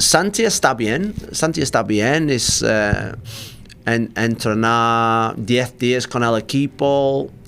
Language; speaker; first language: Spanish; non-native, learner; English